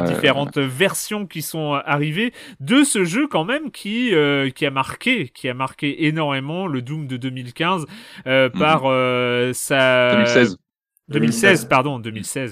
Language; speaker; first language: French; native; French